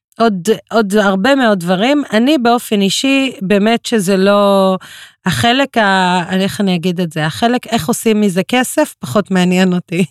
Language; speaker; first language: Hebrew; non-native, local second language; Arabic